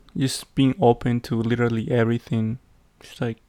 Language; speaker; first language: English; non-native, fluent; Spanish